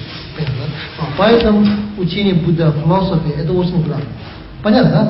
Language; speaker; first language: Russian; non-native, learner; Tibetan